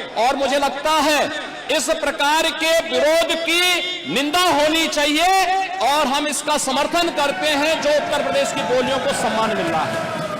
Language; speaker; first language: Hindi; native; Hindi